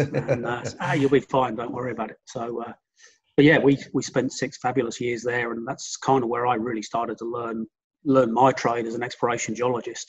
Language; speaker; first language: English; native; English